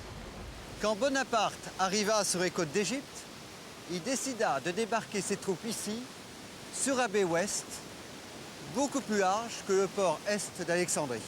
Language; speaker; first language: French; native; French